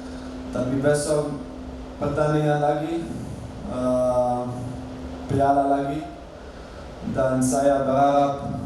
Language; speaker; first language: Indonesian; non-native, learner; Dutch